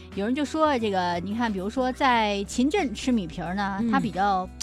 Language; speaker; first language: Chinese; native; Chinese